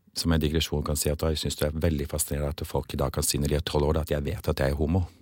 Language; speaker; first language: Norwegian; early bilingual, other home language; English